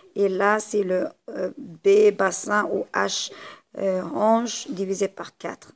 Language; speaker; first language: French; non-native, local second language; Arabic